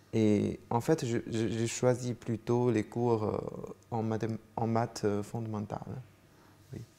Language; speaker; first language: French; non-native, fluent; Chinese